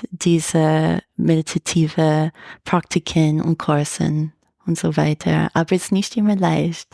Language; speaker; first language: German; non-native, fluent; English